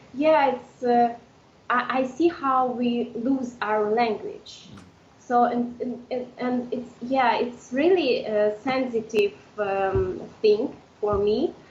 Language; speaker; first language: English; non-native, fluent; Udmurt